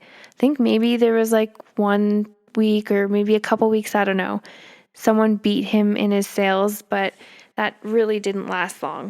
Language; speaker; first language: English; native; English